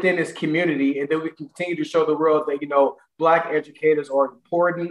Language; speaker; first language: English; native; English